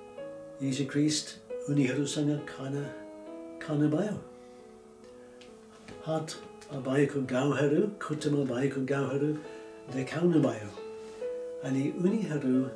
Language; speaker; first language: Nepali; non-native, fluent; English